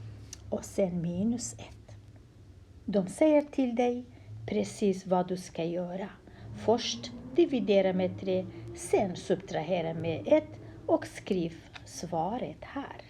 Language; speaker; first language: Swedish; non-native, fluent; Central Kurdish